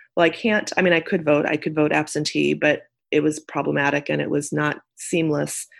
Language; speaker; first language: English; native; English